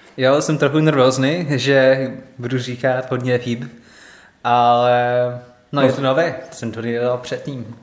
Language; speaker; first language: Czech; non-native, learner; English